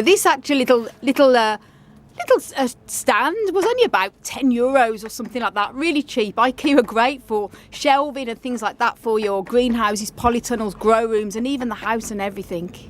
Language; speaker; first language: English; native; English